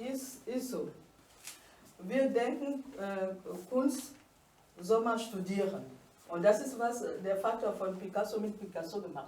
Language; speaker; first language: German; non-native, fluent; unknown